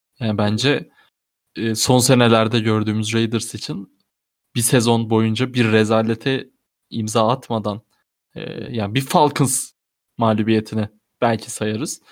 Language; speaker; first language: Turkish; native; Turkish